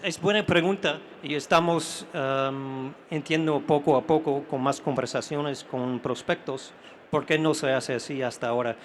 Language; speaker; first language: Spanish; non-native, fluent; English